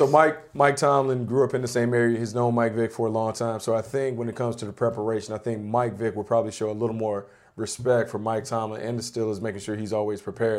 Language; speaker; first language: English; native; English